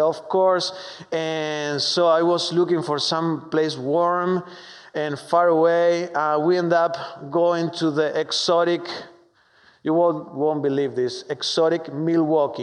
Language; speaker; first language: English; non-native, fluent; Spanish